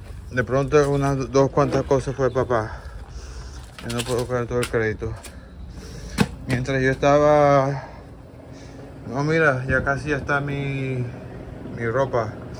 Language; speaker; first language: Spanish; early bilingual, heritage; Spanish